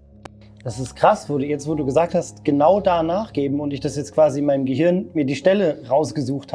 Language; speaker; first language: German; native; German